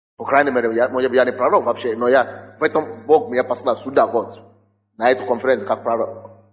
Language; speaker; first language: Russian; non-native, fluent; Yoruba